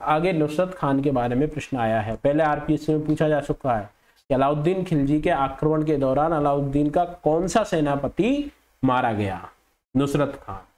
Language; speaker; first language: Hindi; native; Hindi